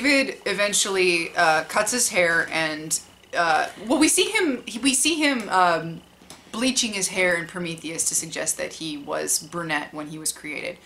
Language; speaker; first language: English; native; English